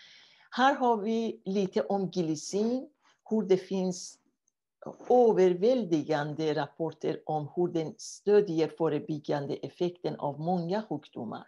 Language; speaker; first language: Swedish; non-native, fluent; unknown